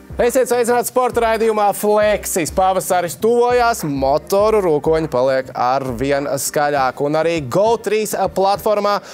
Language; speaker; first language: Latvian; native; Latvian